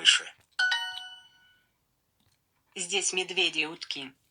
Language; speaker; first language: Russian; non-native, learner; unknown